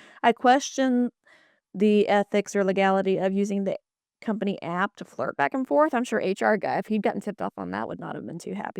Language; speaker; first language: English; native; English